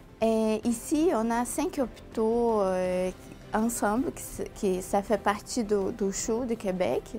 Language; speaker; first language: French; non-native, fluent; Portuguese